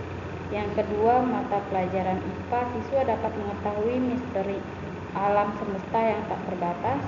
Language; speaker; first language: Indonesian; native; Indonesian